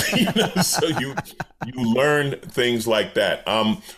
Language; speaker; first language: English; native; English